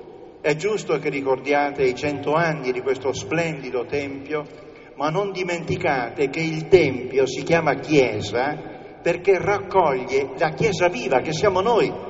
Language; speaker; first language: Italian; native; Italian